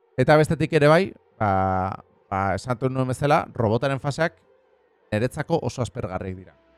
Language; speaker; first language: Basque; non-native, local second language; Spanish